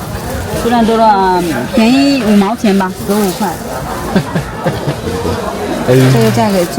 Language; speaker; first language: Chinese; native; Chinese